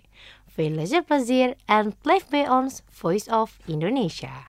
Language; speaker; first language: Dutch; non-native, fluent; Indonesian